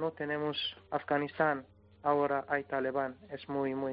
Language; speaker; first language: Spanish; non-native, learner; Persian